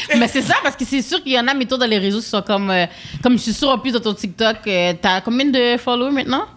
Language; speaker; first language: French; native; French